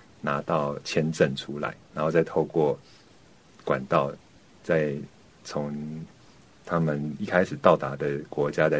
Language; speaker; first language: Chinese; native; Chinese